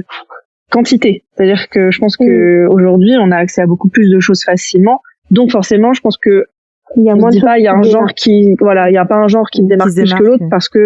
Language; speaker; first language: French; native; French